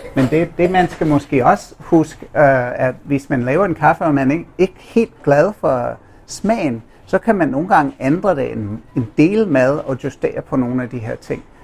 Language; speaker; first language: Danish; non-native, fluent; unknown